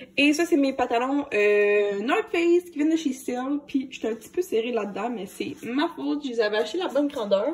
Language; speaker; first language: French; native; French